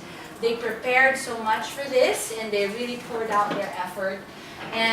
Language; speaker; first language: English; non-native, fluent; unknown